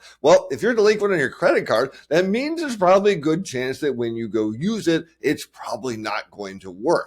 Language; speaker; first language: English; native; English